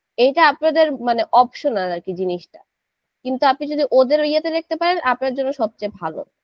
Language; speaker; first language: Bangla; early bilingual, heritage; Japanese